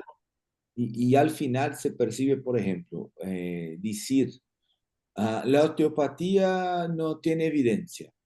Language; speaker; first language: Spanish; non-native, fluent; Portuguese